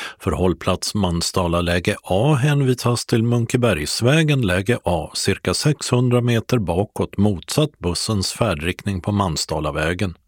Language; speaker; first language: Swedish; native; Swedish